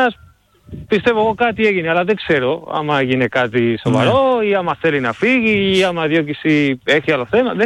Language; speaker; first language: Greek; non-native, learner; Spanish